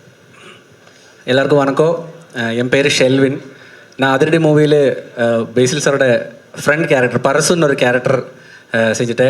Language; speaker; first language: Tamil; non-native, learner; Malayalam